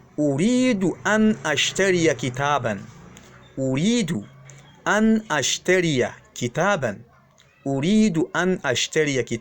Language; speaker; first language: Arabic; non-native, fluent; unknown